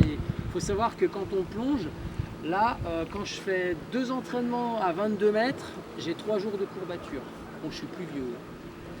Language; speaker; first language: French; native; French